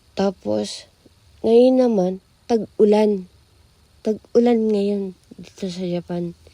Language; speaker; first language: Filipino; native; Filipino